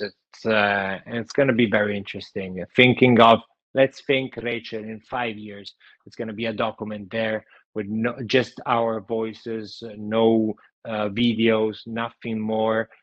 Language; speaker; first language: English; non-native, fluent; Italian